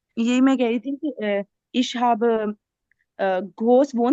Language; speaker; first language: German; non-native, learner; Urdu